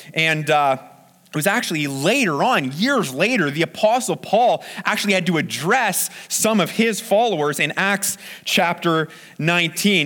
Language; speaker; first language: English; native; English